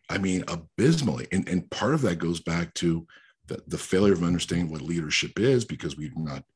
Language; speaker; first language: English; early bilingual, other home language; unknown